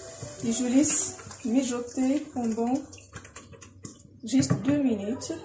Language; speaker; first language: French; non-native, local second language; Arabic